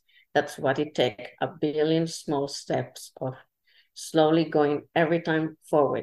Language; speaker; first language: English; non-native, fluent; Hebrew